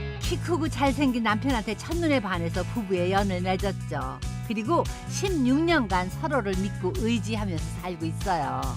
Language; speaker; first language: Korean; native; Korean